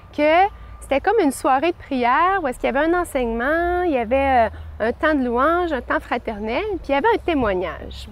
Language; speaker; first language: French; native; French